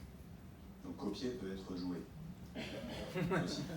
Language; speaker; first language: French; native; French